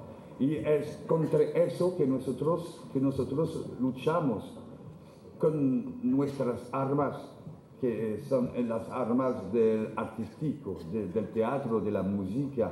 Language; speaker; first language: Spanish; non-native, fluent; French